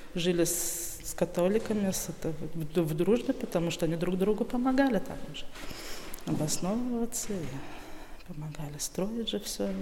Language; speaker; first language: Russian; native; Russian